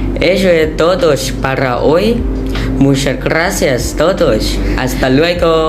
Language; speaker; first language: Spanish; non-native, learner; Thai